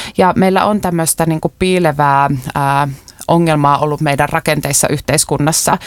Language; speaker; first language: Finnish; native; Finnish